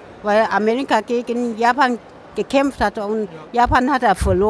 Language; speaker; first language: German; non-native, fluent; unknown